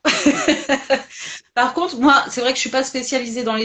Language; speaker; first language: French; native; French